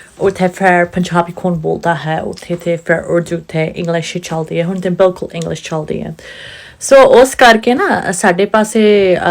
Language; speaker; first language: Punjabi; non-native, local second language; Urdu